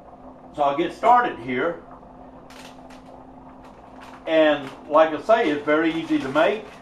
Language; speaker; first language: English; native; English